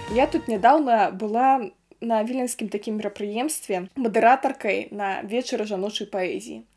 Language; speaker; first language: Belarusian; native; Belarusian